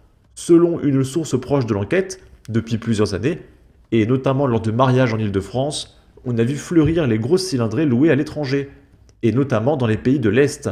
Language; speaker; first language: French; native; French